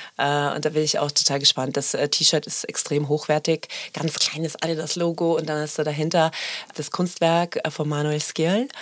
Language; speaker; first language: German; early bilingual, other home language; Persian